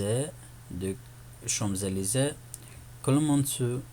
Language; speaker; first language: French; non-native, fluent; Persian